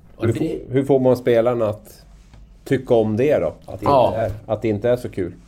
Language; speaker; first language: Swedish; native; Swedish